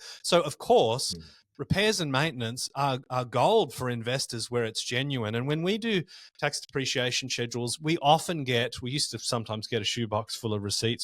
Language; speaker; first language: English; native; English